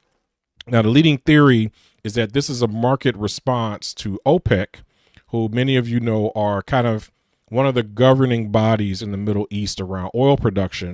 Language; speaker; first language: English; native; English